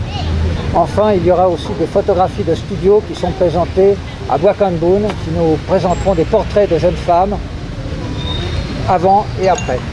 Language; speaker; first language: French; native; French